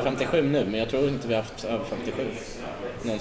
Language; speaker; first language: Swedish; native; Swedish